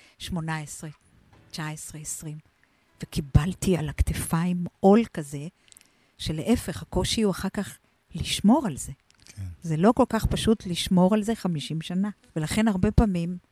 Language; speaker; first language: Hebrew; native; Hebrew